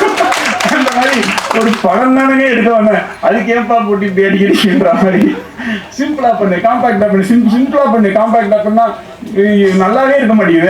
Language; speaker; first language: Tamil; native; Tamil